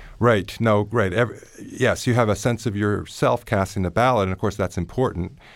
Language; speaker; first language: English; native; English